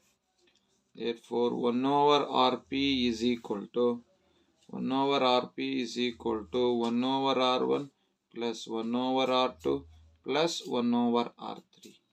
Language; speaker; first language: English; non-native, local second language; Kannada